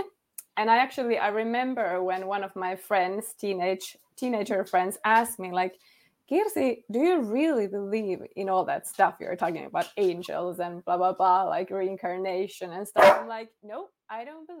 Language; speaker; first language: English; non-native, fluent; Finnish